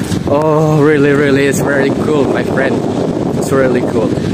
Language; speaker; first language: English; non-native, learner; Indonesian